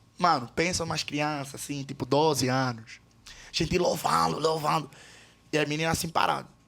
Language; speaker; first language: Portuguese; native; Portuguese